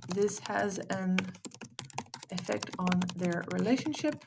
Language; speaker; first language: English; non-native, fluent; Danish